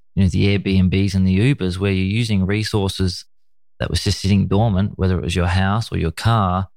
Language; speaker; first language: English; native; English